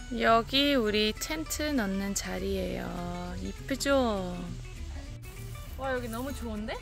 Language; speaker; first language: Korean; non-native, fluent; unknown